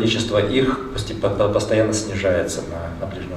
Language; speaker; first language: Russian; native; Russian